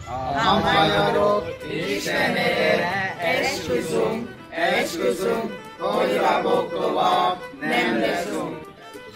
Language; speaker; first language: Hungarian; non-native, learner; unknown